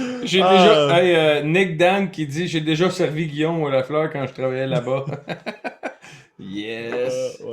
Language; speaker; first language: French; native; French